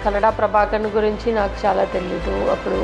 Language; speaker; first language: Telugu; non-native, local second language; Tamil